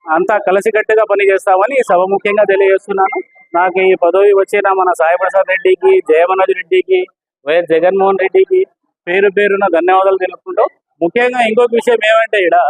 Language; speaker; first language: Telugu; non-native, local second language; Urdu